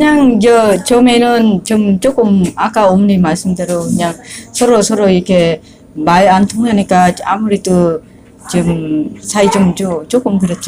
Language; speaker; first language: Korean; non-native, learner; Vietnamese